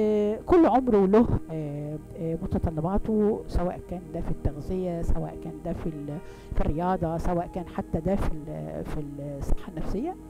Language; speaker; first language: Arabic; native; Arabic